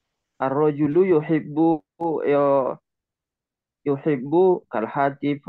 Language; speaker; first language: Arabic; non-native, learner; Indonesian